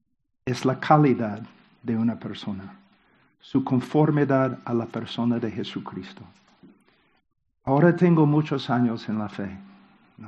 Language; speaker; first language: Spanish; non-native, fluent; English